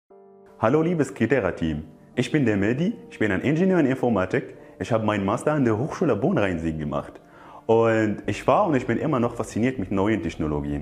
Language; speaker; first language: German; non-native, fluent; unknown